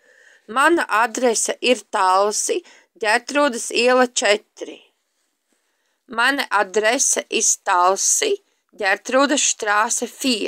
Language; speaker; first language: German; non-native, fluent; Latvian